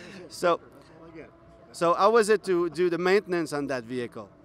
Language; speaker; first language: English; non-native, fluent; French